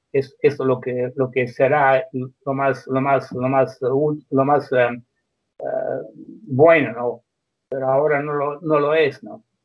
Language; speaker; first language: Spanish; non-native, fluent; Croatian